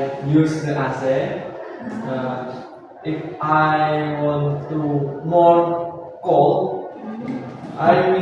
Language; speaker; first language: English; non-native, learner; Indonesian